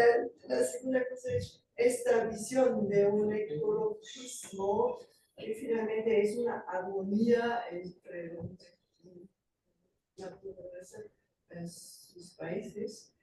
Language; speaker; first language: Spanish; non-native, fluent; German